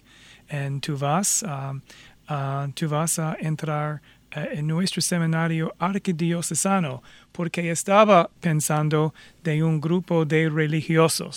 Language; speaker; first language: Spanish; non-native, fluent; English